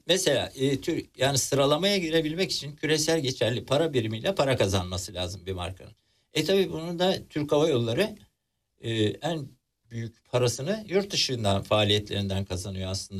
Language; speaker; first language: Turkish; native; Turkish